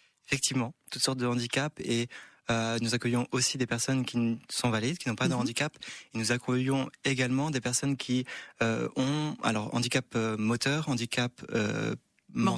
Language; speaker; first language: French; native; French